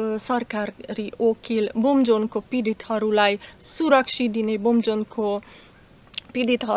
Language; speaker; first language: Nepali; non-native, fluent; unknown